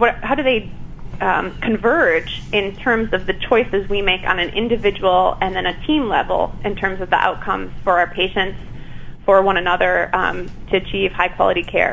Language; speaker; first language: English; native; English